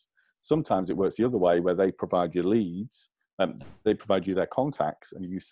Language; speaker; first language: English; native; English